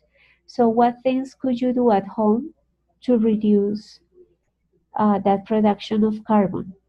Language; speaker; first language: English; non-native, fluent; Spanish